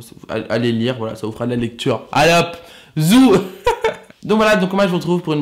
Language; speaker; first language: French; native; French